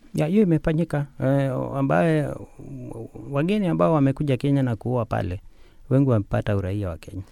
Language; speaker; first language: Swahili; non-native, local second language; Kamba